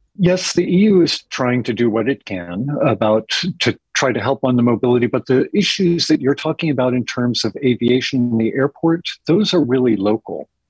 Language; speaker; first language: English; native; English